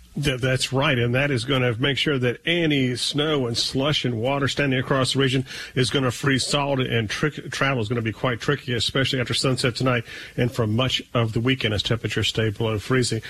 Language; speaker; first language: English; native; English